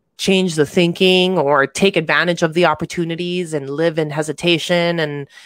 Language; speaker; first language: English; native; English